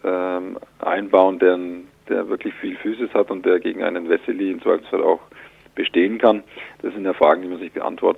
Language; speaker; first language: German; native; German